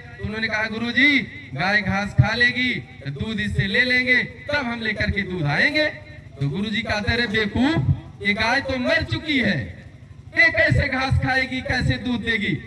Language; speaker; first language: Hindi; native; Hindi